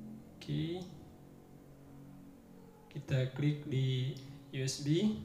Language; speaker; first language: Indonesian; native; Indonesian